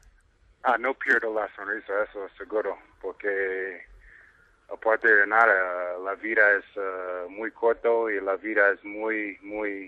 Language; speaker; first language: Spanish; non-native, fluent; English